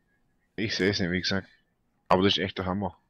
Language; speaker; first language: German; native; German